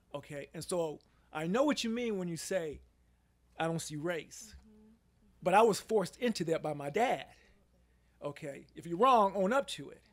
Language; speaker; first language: English; native; English